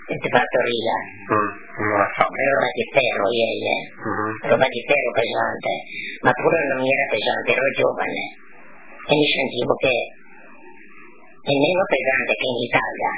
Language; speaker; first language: Italian; non-native, local second language; Friulian